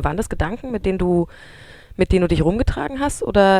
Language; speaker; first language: German; native; German